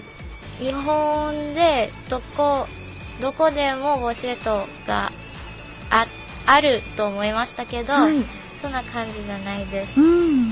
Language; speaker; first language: Japanese; non-native, learner; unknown